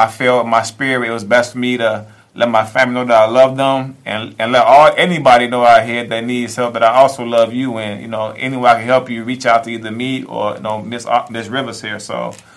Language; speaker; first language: English; native; English